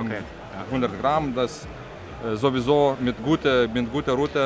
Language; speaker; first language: German; non-native, fluent; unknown